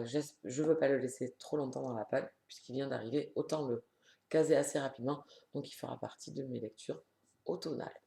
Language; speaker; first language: French; native; French